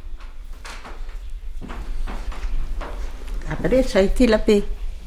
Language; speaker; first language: French; non-native, fluent; Spanish